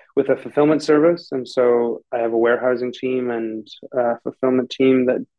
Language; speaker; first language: English; native; English